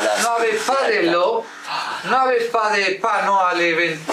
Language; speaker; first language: French; non-native, learner; Spanish